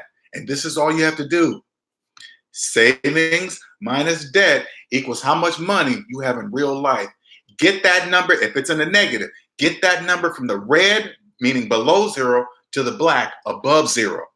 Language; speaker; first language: English; native; English